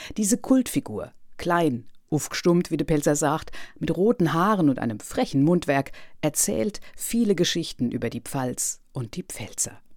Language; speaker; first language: German; native; German